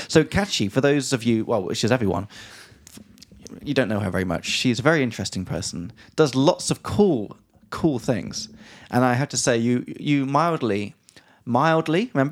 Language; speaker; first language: English; native; English